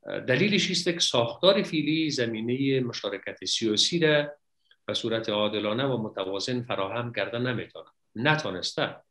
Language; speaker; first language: Persian; native; Persian